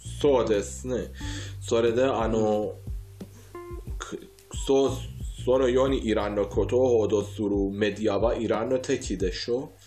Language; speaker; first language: Japanese; non-native, fluent; Persian